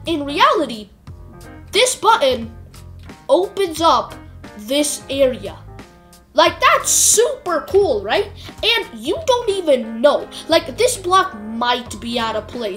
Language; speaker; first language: English; native; English